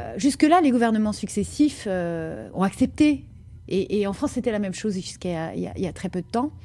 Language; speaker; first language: French; native; French